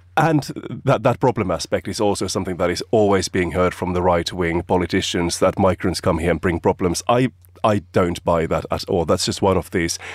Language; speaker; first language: English; non-native, fluent; Finnish